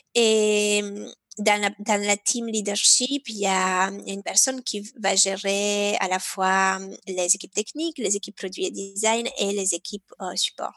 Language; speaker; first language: French; non-native, fluent; Romanian